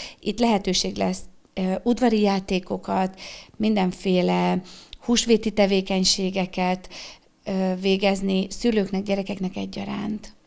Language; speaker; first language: Hungarian; native; Hungarian